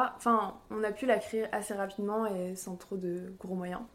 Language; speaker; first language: French; native; French